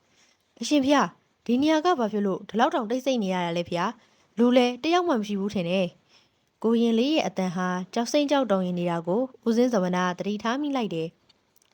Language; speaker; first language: Burmese; native; Burmese